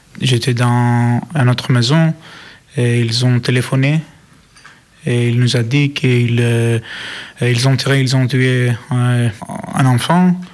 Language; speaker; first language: French; non-native, learner; Greek